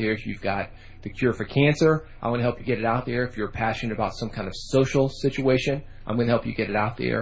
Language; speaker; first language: English; native; English